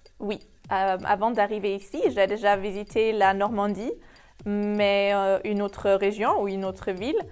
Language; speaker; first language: French; non-native, fluent; German